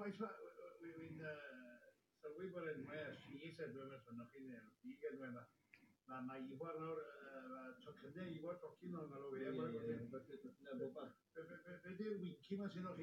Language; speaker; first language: Welsh; native; Welsh